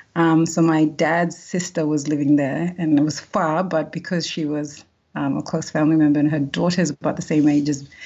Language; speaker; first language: English; early bilingual, other home language; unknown